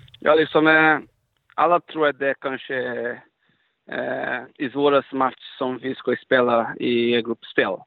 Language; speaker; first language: Swedish; non-native, fluent; Portuguese